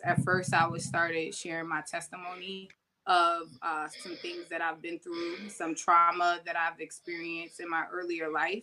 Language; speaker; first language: English; native; English